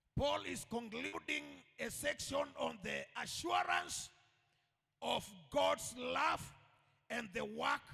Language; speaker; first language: English; non-native, local second language; Swahili